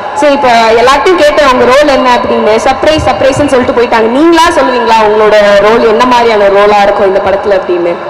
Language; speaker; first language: Tamil; native; Tamil